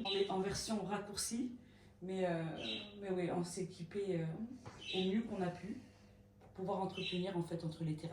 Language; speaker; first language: French; native; French